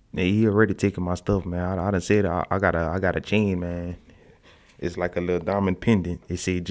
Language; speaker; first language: English; native; English